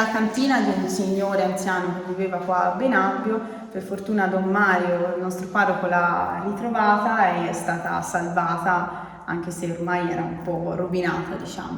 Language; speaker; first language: Italian; native; Italian